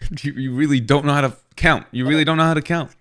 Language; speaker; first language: English; native; English